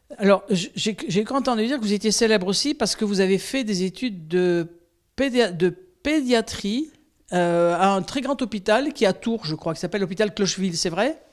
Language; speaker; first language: French; native; French